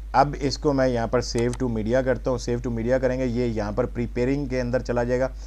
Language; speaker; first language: Urdu; non-native, local second language; Punjabi